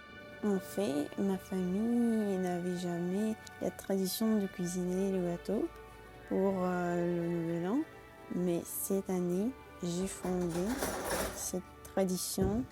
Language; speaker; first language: French; non-native, fluent; Russian